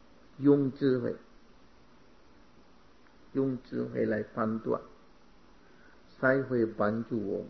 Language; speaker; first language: Chinese; non-native, fluent; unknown